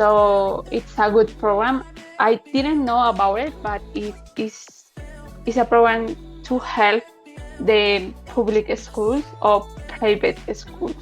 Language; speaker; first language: English; non-native, learner; Spanish